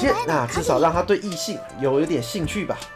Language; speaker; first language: Chinese; native; Chinese